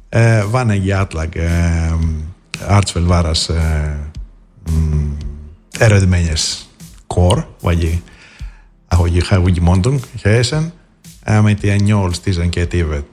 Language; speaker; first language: Hungarian; non-native, fluent; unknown